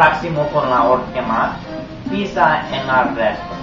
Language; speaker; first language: Spanish; non-native, learner; English